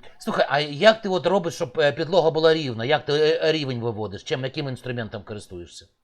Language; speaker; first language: Ukrainian; native; Ukrainian